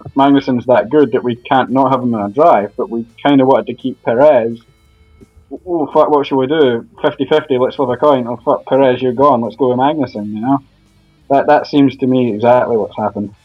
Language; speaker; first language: English; native; English